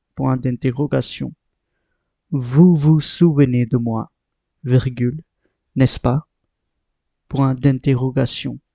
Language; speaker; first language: French; non-native, fluent; Marathi